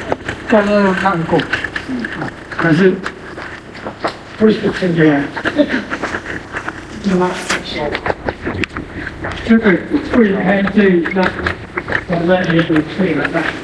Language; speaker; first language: Chinese; non-native, local second language; Min Nan Chinese